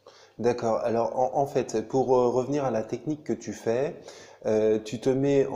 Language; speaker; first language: French; native; French